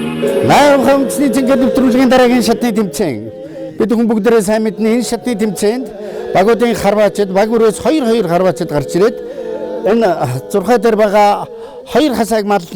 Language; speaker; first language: Mongolian; native; Mongolian